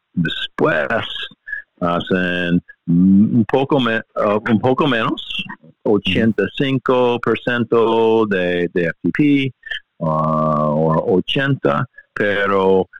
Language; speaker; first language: Spanish; non-native, learner; English